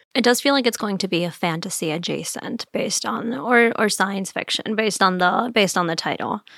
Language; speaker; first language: English; native; English